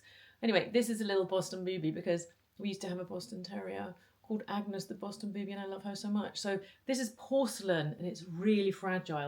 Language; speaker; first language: English; native; English